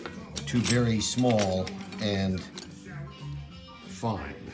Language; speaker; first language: English; native; English